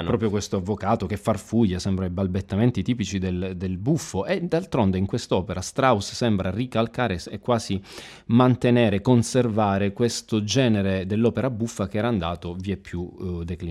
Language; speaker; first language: Italian; native; Italian